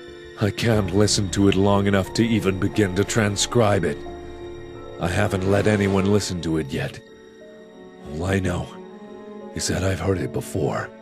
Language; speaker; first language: English; native; English